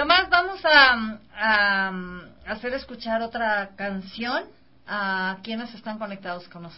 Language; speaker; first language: Spanish; native; Spanish